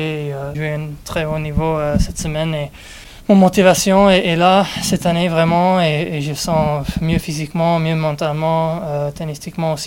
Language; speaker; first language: French; non-native, fluent; English